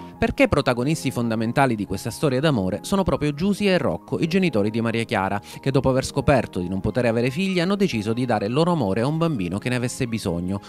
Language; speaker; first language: Italian; native; Italian